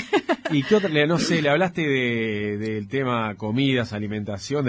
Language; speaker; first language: Spanish; native; Spanish